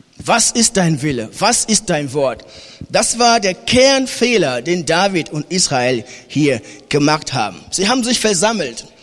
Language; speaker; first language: German; non-native, fluent; French